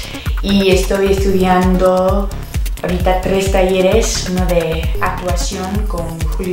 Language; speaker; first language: Spanish; non-native, fluent; English